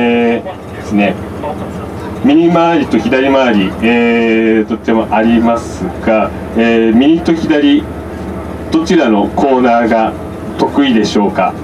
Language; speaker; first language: Japanese; native; Japanese